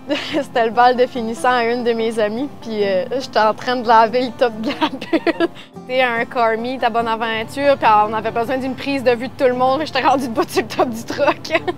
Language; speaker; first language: French; native; French